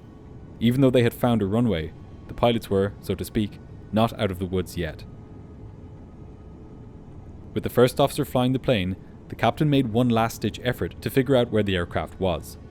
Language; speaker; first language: English; native; English